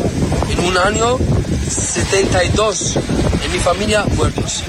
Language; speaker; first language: Spanish; non-native, learner; Arabic